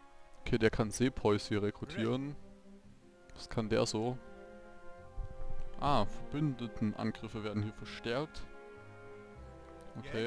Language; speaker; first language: German; native; German